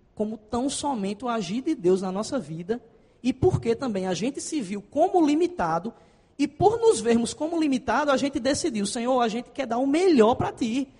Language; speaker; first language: Portuguese; native; Portuguese